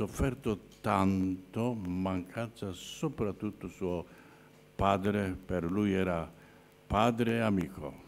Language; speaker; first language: Italian; non-native, fluent; Polish